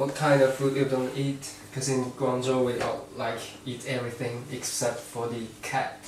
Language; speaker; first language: English; non-native, fluent; Chinese